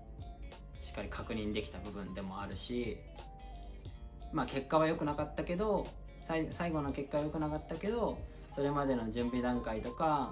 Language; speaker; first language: Japanese; native; Japanese